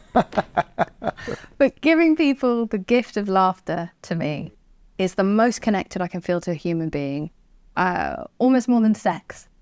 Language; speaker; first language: English; native; English